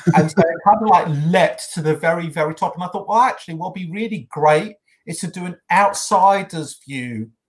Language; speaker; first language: English; native; English